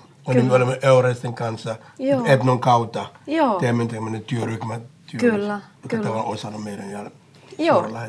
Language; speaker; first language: Finnish; non-native, fluent; English